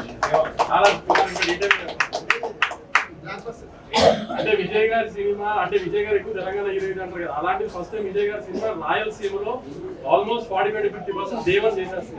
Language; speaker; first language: Telugu; native; Telugu